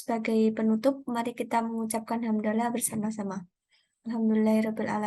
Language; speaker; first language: Indonesian; native; Indonesian